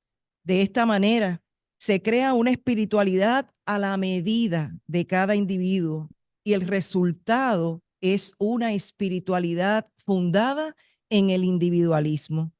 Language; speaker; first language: Spanish; native; Spanish